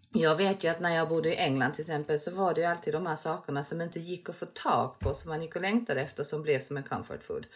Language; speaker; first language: Swedish; early bilingual, other home language; Korean